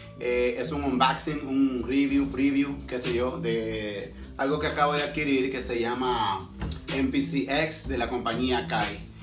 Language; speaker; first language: Spanish; early bilingual, heritage; Spanish